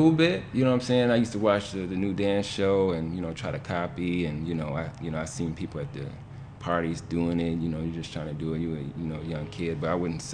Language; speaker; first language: English; native; English